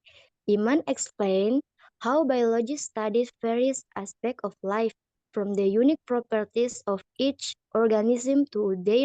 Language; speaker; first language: English; non-native, learner; Indonesian